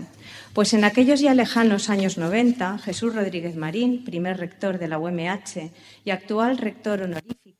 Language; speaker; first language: Spanish; native; Spanish